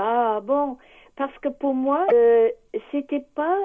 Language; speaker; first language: French; non-native, learner; English